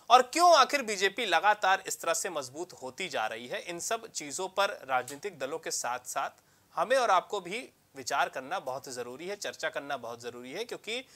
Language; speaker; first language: Hindi; native; Hindi